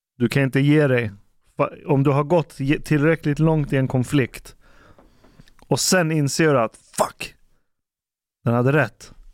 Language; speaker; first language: Swedish; early bilingual, other home language; Persian